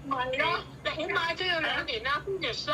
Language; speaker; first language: Chinese; non-native, learner; Indonesian